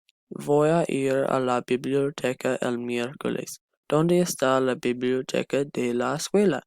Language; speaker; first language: Spanish; non-native, learner; English